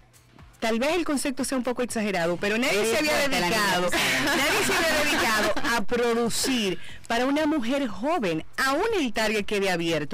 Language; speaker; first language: Spanish; native; Spanish